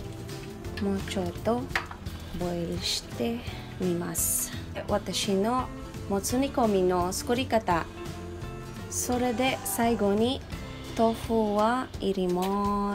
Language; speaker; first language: Japanese; non-native, fluent; Filipino